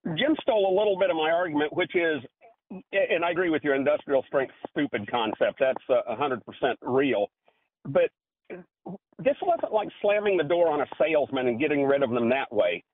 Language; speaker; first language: English; native; English